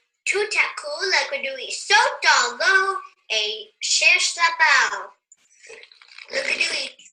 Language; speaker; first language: French; non-native, learner; English